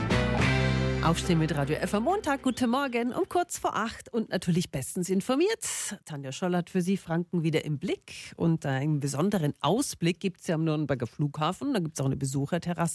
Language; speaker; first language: German; native; German